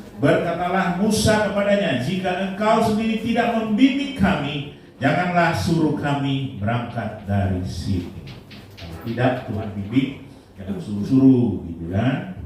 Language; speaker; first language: Indonesian; native; Indonesian